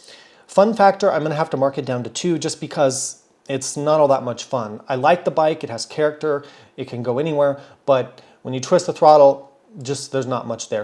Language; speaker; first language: English; native; English